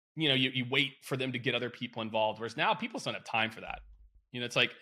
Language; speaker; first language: English; native; English